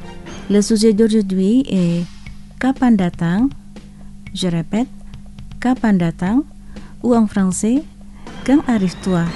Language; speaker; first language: French; non-native, fluent; Indonesian